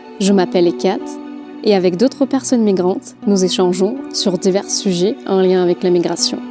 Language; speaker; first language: French; non-native, fluent; Russian